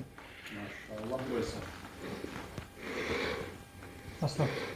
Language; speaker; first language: Russian; non-native, learner; Tajik